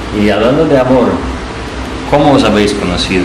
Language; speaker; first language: Spanish; non-native, fluent; Polish